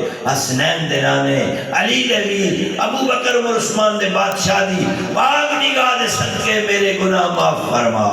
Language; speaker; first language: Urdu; non-native, local second language; Punjabi